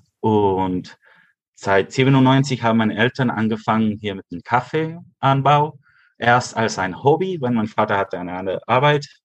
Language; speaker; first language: German; early bilingual, heritage; Spanish